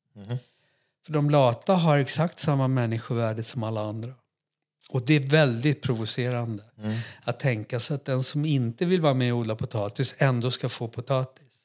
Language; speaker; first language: Swedish; native; Swedish